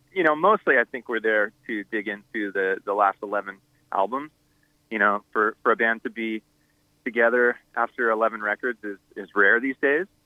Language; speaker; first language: English; native; English